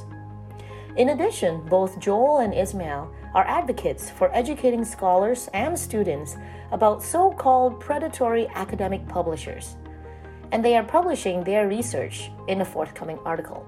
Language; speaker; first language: English; native; English